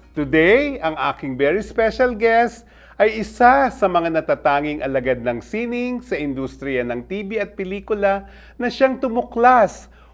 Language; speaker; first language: Filipino; native; Filipino